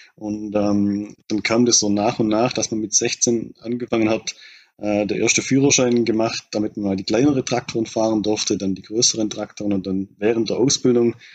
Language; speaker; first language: German; native; German